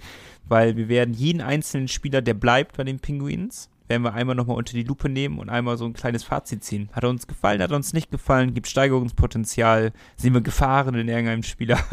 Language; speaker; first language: German; native; German